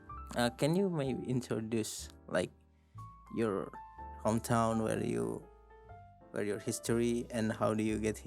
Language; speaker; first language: English; non-native, learner; Indonesian